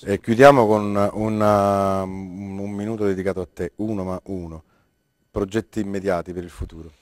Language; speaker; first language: Italian; native; Italian